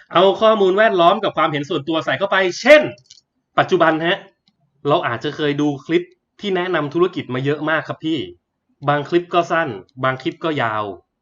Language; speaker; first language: Thai; native; Thai